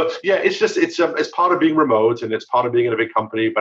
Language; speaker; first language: English; native; English